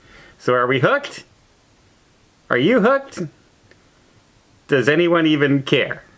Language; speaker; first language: English; native; English